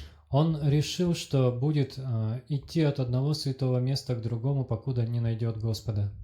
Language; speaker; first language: Russian; native; Russian